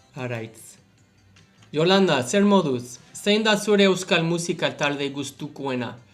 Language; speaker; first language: Basque; non-native, learner; English